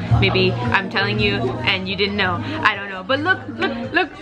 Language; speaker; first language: English; native; English